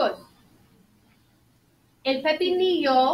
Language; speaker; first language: Spanish; non-native, fluent; English